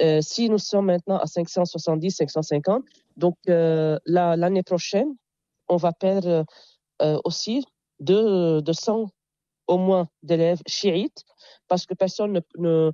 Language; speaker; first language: French; non-native, local second language; Arabic